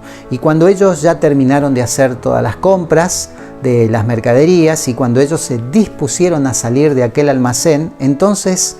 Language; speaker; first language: Spanish; native; Spanish